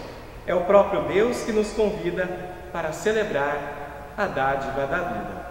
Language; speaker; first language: Portuguese; native; Portuguese